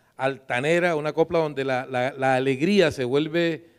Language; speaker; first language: Spanish; native; Spanish